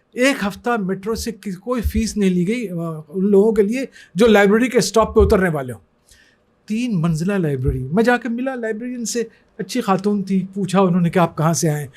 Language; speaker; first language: Urdu; native; Urdu